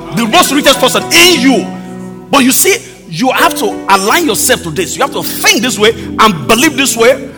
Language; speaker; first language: English; non-native, local second language; Yoruba